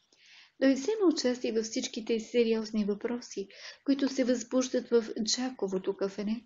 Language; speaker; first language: Bulgarian; native; Bulgarian